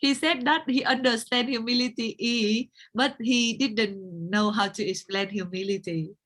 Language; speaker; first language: English; non-native, learner; Vietnamese